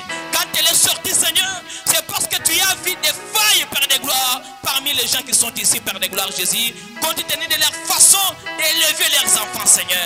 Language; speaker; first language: French; non-native, local second language; Swahili